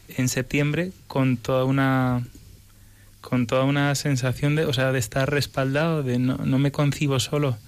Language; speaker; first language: Spanish; early bilingual, other home language; English